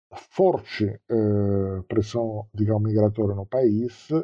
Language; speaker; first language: Portuguese; non-native, fluent; Italian